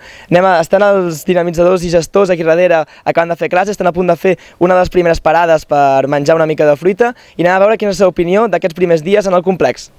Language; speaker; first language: Catalan; native; Catalan